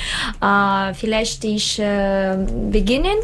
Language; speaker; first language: German; non-native, learner; Russian